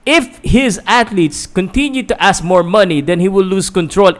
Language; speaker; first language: English; non-native, local second language; Filipino